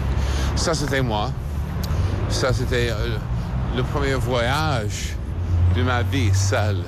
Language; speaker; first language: French; non-native, fluent; English